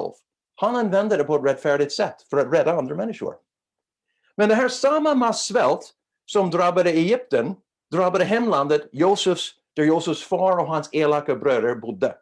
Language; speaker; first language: Swedish; non-native, fluent; English